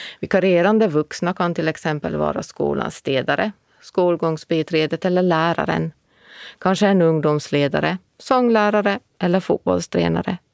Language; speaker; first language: Swedish; native; Swedish